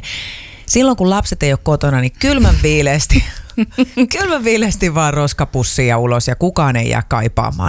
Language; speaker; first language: Finnish; native; Finnish